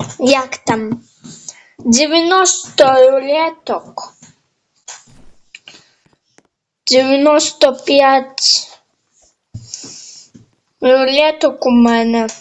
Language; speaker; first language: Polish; non-native, learner; Ukrainian